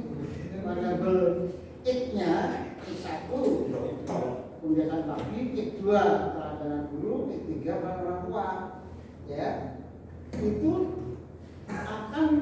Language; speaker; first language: Indonesian; native; Indonesian